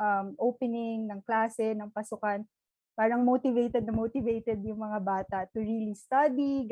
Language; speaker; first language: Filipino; native; Filipino